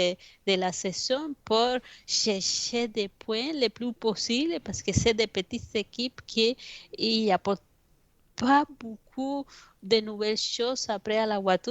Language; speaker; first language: French; non-native, fluent; Spanish